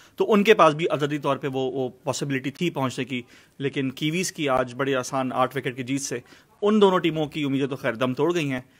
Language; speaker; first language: Urdu; native; Urdu